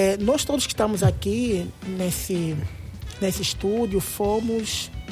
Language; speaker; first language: Portuguese; native; Portuguese